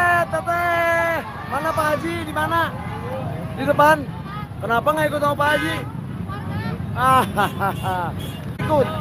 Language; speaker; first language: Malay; non-native, local second language; Sundanese